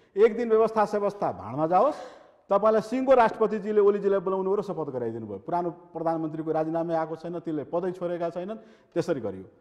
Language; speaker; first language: Nepali; non-native, local second language; Maithili